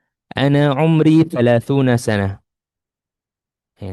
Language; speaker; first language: Arabic; non-native, fluent; Indonesian